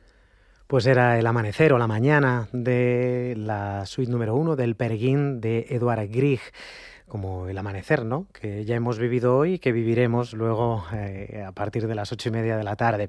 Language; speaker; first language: Spanish; native; Spanish